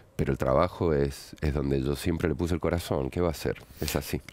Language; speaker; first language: Spanish; native; Spanish